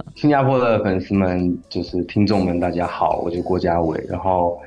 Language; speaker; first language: Chinese; native; Chinese